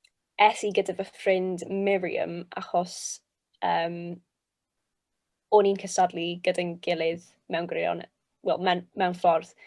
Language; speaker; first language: Welsh; non-native, local second language; English